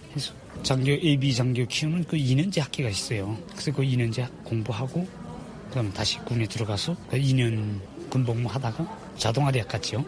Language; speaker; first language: Korean; native; Korean